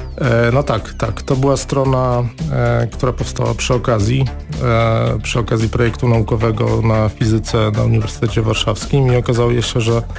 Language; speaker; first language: Polish; native; Polish